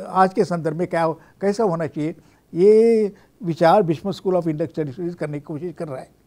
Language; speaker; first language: Hindi; non-native, local second language; Marathi